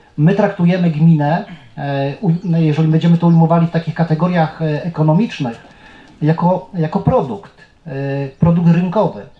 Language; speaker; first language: Polish; native; Polish